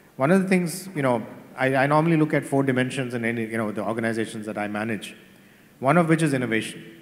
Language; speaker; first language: English; non-native, local second language; Tamil